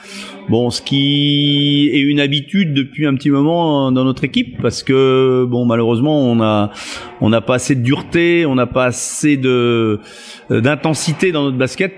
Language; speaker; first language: French; native; French